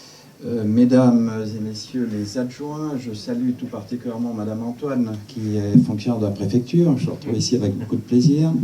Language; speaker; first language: French; native; French